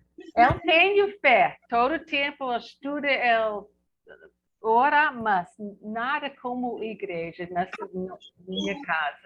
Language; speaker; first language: Portuguese; non-native, fluent; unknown